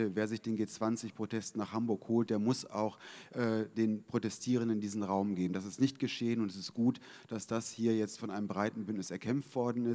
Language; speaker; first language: German; native; German